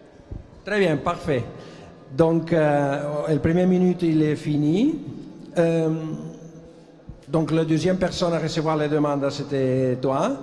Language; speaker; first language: French; non-native, fluent; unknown